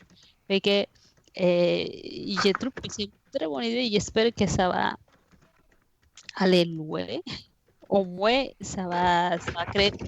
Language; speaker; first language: French; non-native, fluent; Spanish